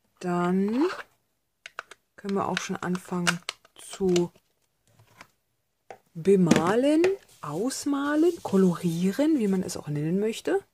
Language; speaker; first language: German; native; German